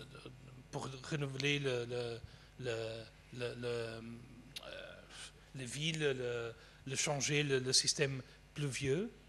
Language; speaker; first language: French; non-native, fluent; Portuguese